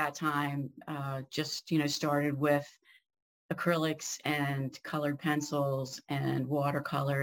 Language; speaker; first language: English; native; English